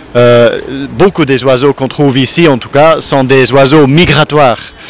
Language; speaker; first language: French; non-native, fluent; English